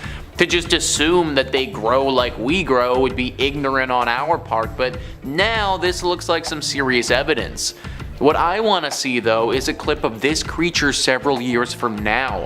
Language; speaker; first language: English; native; English